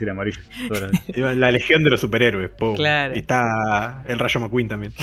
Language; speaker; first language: Spanish; native; Spanish